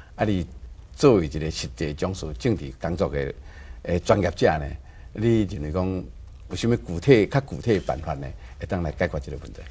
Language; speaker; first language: Chinese; non-native, local second language; Min Nan Chinese